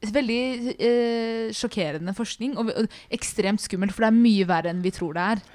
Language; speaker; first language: Norwegian; early bilingual, other home language; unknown